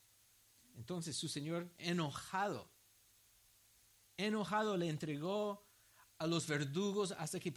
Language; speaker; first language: Spanish; non-native, fluent; English